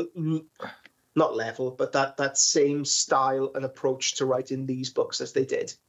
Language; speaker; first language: English; native; English